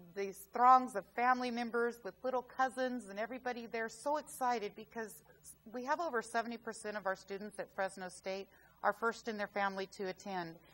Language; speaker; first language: English; native; English